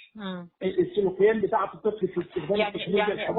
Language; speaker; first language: Arabic; native; Arabic